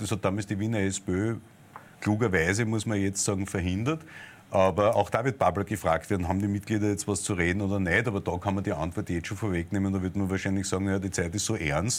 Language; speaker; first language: German; native; German